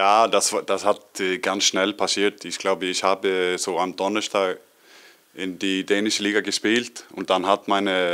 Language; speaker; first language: German; non-native, learner; Icelandic